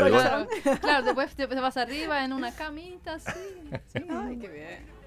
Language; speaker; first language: Spanish; non-native, fluent; Swedish